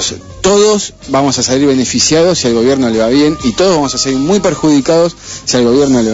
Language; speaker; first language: Spanish; native; Spanish